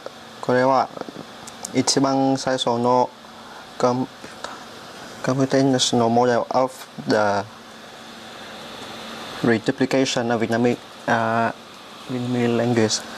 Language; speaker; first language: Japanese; non-native, learner; Vietnamese